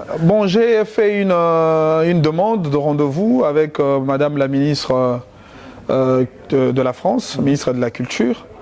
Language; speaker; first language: French; non-native, local second language; Lingala